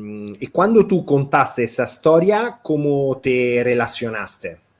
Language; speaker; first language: Spanish; non-native, fluent; Italian